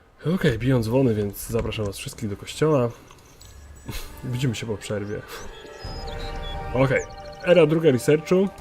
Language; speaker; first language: Polish; native; Polish